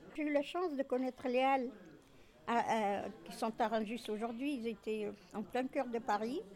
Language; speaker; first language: French; non-native, local second language; Arabic